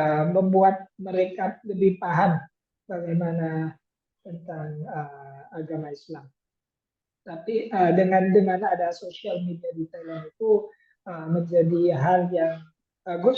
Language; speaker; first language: Indonesian; non-native, fluent; Thai